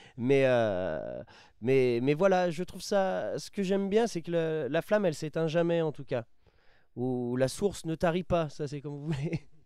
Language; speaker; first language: French; native; French